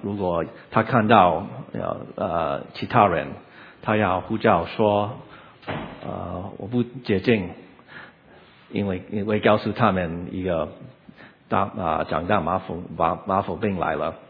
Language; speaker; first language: Chinese; non-native, learner; English